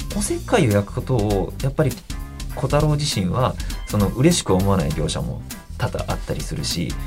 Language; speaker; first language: Japanese; native; Japanese